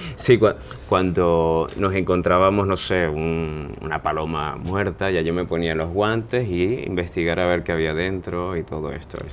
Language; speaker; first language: Spanish; native; Spanish